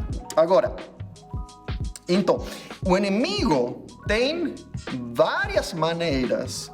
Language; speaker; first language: Portuguese; non-native, fluent; English